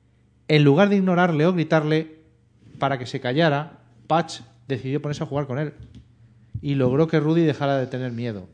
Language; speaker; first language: Spanish; native; Spanish